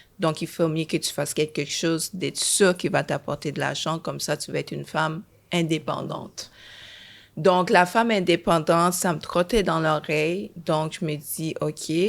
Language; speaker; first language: French; early bilingual, other home language; Haitian Creole